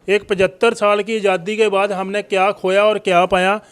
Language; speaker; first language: Hindi; non-native, local second language; Punjabi